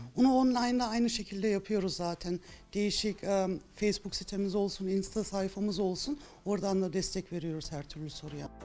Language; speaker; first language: Turkish; early bilingual, heritage; Turkish